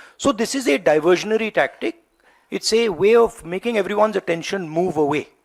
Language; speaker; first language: English; non-native, local second language; Hindi